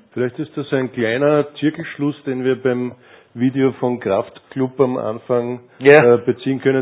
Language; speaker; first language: German; native; German